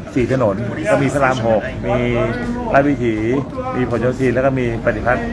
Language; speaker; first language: Thai; native; Thai